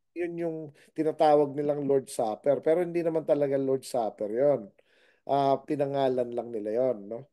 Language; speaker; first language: Filipino; native; Filipino